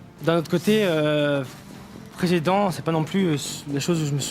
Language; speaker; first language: French; native; French